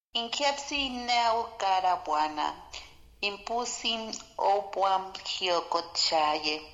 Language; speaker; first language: Spanish; non-native, local second language; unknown